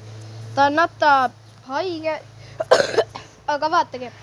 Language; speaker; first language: Estonian; early bilingual, heritage; Finnish